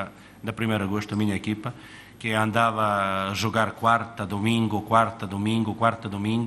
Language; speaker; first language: Portuguese; non-native, fluent; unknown